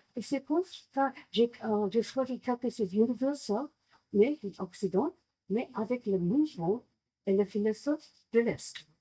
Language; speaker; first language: French; non-native, learner; English